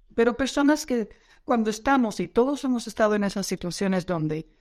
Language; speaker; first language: Spanish; non-native, fluent; Dutch